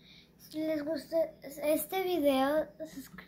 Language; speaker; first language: Spanish; early bilingual, heritage; Spanish